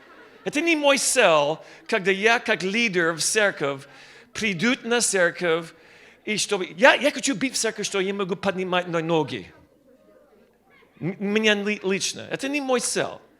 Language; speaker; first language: Russian; non-native, learner; English